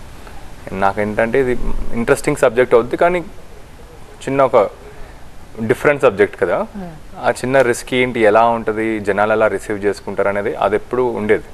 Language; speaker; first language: Telugu; native; Telugu